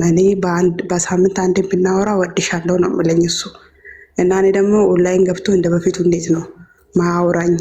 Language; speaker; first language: Amharic; non-native, local second language; Oromo